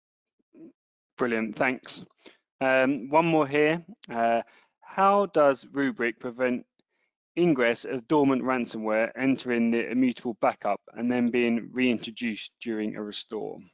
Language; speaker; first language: English; native; English